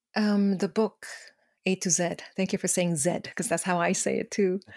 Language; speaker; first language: English; non-native, fluent; Korean